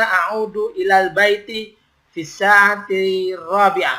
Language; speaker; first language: Arabic; non-native, fluent; Indonesian